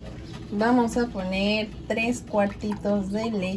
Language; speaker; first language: Spanish; native; Spanish